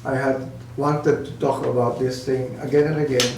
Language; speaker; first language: English; non-native, local second language; Filipino